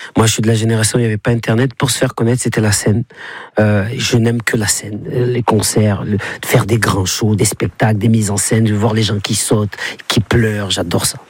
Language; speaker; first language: French; native; French